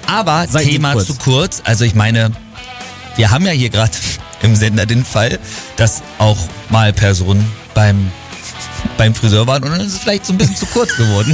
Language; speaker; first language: German; native; German